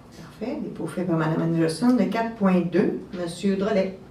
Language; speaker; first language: French; native; French